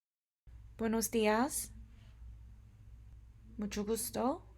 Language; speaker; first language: Spanish; non-native, fluent; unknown